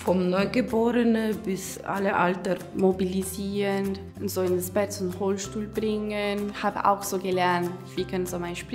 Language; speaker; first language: German; non-native, learner; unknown